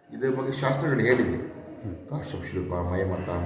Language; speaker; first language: Kannada; native; Kannada